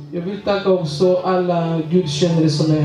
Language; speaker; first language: Swedish; non-native, learner; Swahili